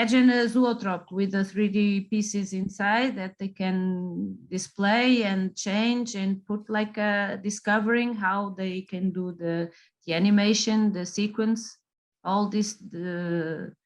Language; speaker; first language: English; non-native, fluent; Portuguese